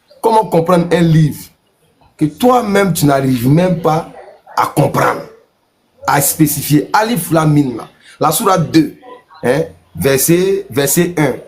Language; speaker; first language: French; non-native, local second language; Mossi